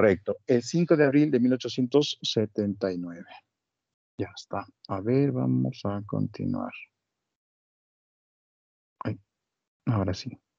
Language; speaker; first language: Spanish; native; Spanish